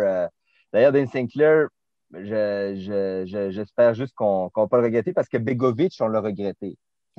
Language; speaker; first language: French; native; French